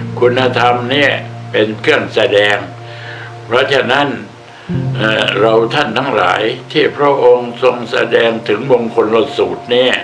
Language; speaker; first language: Thai; native; Thai